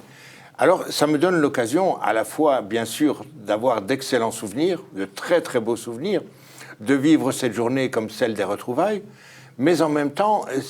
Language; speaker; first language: French; native; French